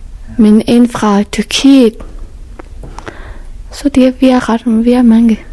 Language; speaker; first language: Danish; non-native, fluent; Persian